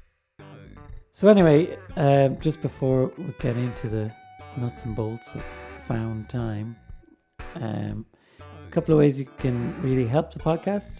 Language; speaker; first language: English; native; English